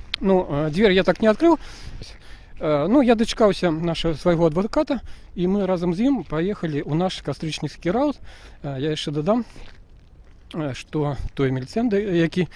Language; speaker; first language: Belarusian; non-native, local second language; Russian